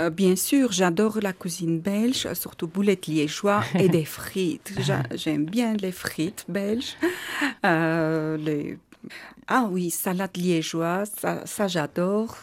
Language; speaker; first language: French; non-native, learner; Armenian